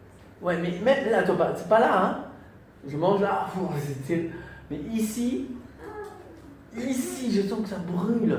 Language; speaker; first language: French; non-native, fluent; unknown